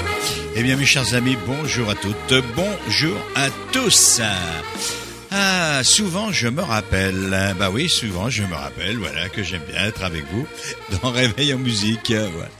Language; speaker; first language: French; native; French